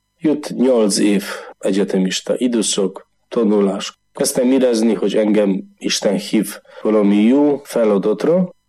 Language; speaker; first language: Hungarian; non-native, learner; Polish